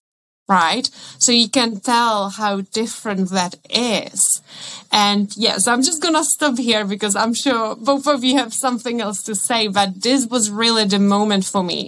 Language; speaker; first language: English; non-native, fluent; Czech